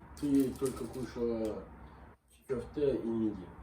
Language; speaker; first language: Russian; non-native, learner; Turkish